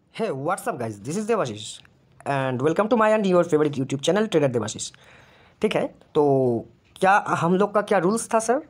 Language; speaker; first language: Hindi; non-native, local second language; Bangla